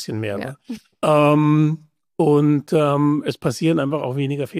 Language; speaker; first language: German; native; German